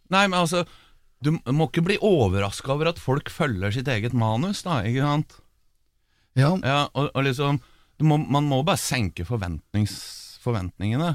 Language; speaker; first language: Norwegian; native; Norwegian